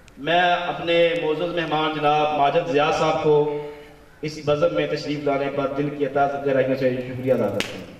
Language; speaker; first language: Urdu; non-native, local second language; Punjabi